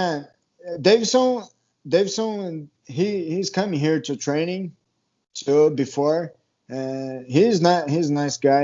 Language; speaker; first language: English; non-native, learner; Portuguese